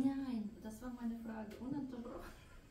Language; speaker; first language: German; non-native, learner; Russian